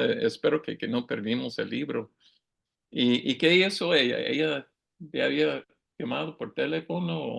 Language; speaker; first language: Spanish; non-native, learner; English